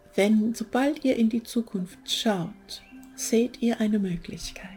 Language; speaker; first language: German; native; German